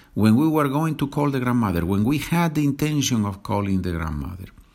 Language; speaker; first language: English; non-native, fluent; Spanish